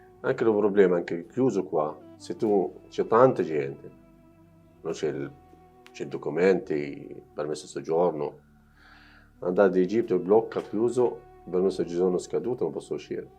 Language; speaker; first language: Italian; non-native, learner; Arabic